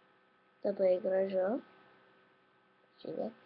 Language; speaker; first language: Lithuanian; early bilingual, heritage; Lithuanian